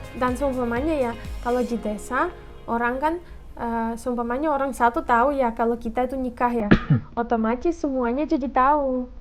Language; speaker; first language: Indonesian; non-native, fluent; Russian